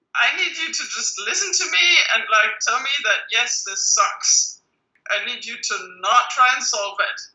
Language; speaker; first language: English; non-native, fluent; German